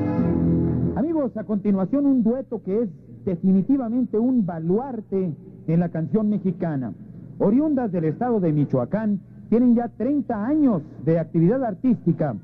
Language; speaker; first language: Spanish; native; Spanish